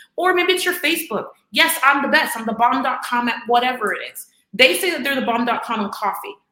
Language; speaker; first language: English; early bilingual, other home language; Spanish